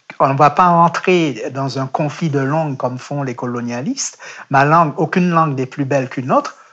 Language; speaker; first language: French; native; French